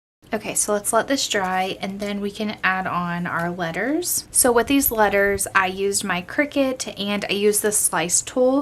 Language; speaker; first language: English; native; English